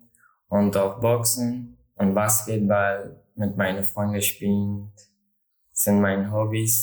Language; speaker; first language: German; non-native, learner; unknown